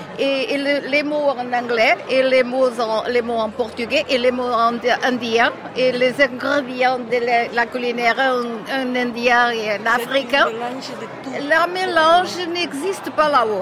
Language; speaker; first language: French; non-native, learner; Portuguese